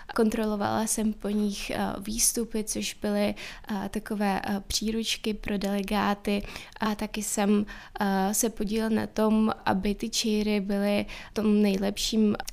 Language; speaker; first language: Czech; early bilingual, other home language; Ukrainian